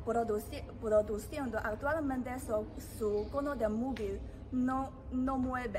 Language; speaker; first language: Spanish; non-native, learner; Chinese